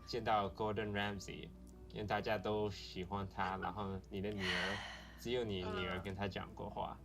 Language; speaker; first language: Chinese; early bilingual, heritage; Chinese